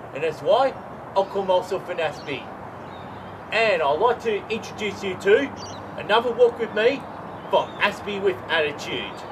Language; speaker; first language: English; native; English